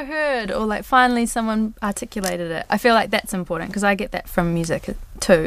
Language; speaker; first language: English; native; English